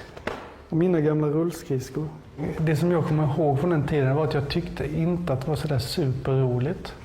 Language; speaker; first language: Swedish; native; Swedish